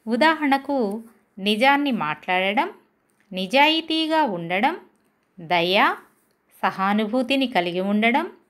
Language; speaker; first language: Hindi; non-native, local second language; Telugu